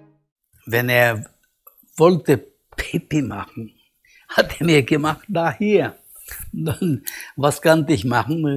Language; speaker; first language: German; non-native, learner; Yiddish